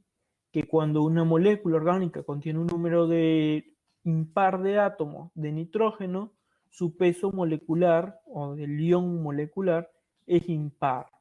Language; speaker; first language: Spanish; native; Spanish